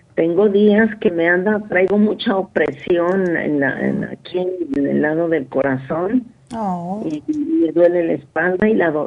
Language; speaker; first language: Spanish; native; Spanish